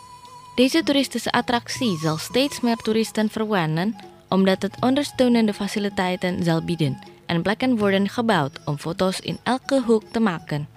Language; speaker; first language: Dutch; non-native, learner; Indonesian